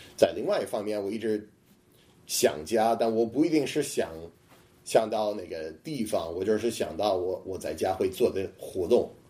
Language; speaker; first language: Chinese; non-native, fluent; English